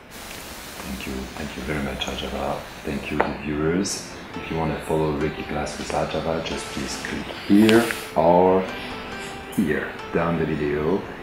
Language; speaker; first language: English; non-native, fluent; French